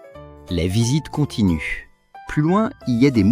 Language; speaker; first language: French; native; French